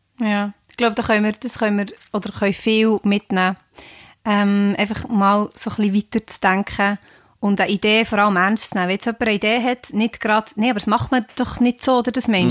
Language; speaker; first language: German; native; German